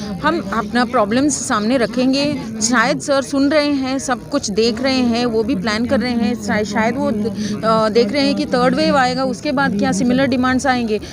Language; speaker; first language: Hindi; non-native, local second language; Kannada